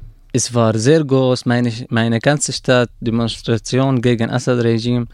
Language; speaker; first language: German; non-native, learner; Arabic